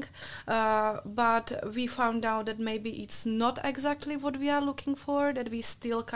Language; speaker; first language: English; non-native, fluent; Czech